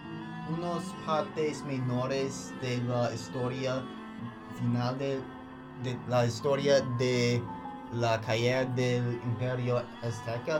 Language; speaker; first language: Spanish; non-native, learner; English